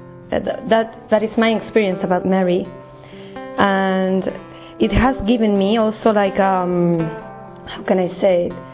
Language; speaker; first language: English; non-native, fluent; Spanish